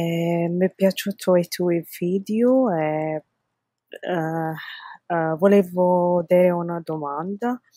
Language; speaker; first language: Italian; non-native, learner; Arabic